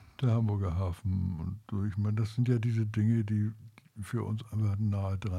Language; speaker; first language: German; native; German